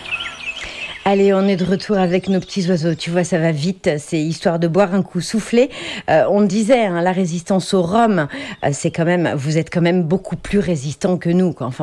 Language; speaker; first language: French; native; French